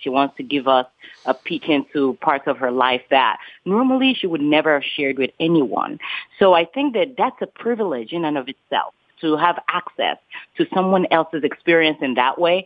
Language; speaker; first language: English; non-native, local second language; Yoruba